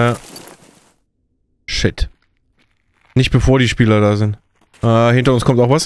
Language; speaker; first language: German; native; German